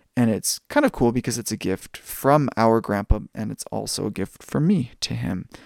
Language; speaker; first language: English; native; English